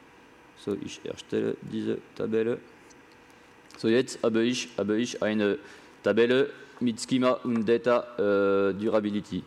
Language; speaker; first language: German; non-native, learner; French